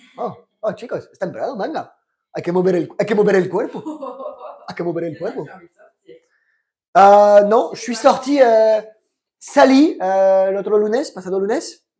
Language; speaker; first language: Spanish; non-native, fluent; French